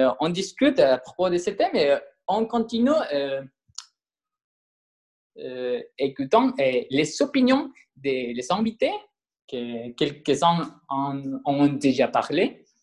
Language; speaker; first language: French; non-native, learner; Spanish